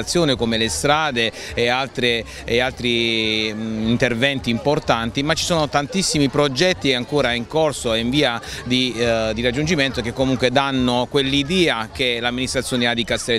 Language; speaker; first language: Italian; native; Italian